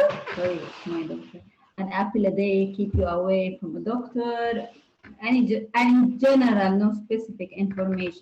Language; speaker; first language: English; non-native, learner; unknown